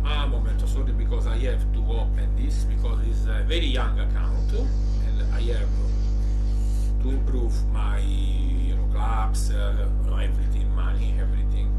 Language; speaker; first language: English; non-native, learner; Italian